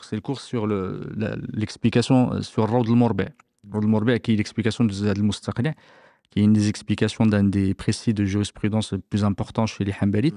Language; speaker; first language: French; native; French